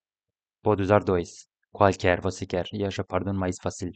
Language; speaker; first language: Portuguese; non-native, learner; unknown